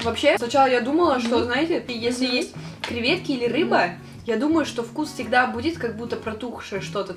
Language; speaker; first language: Russian; native; Russian